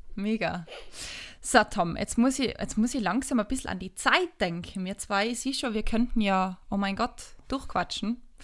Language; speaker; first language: German; native; German